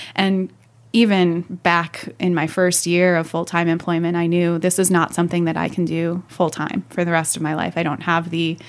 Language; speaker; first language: English; native; English